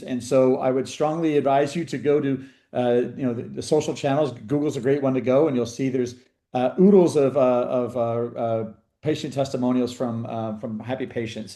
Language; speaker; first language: English; native; English